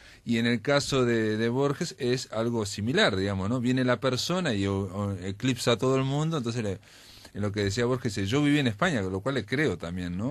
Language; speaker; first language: Spanish; native; Spanish